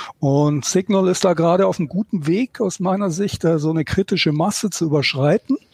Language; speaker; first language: German; native; German